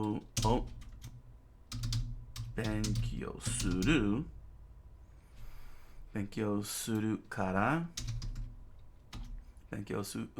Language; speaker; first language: Japanese; non-native, learner; English